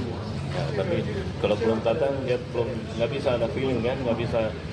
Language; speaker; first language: Indonesian; non-native, learner; Chinese